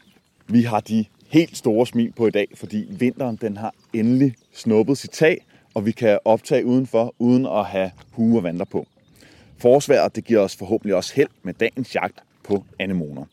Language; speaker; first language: Danish; native; Danish